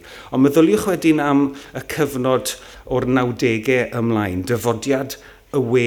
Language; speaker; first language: Welsh; native; Welsh